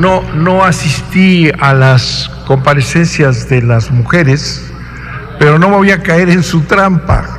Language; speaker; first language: Spanish; native; Spanish